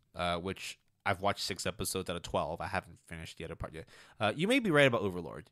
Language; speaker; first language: English; non-native, local second language; Cantonese